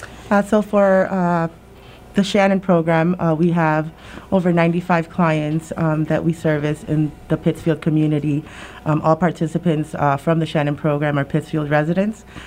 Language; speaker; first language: English; early bilingual, other home language; Spanish